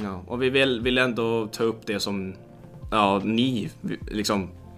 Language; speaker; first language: Swedish; early bilingual, other home language; Lithuanian